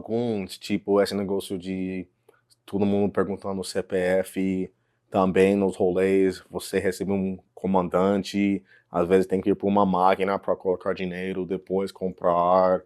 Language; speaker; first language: Portuguese; non-native, fluent; English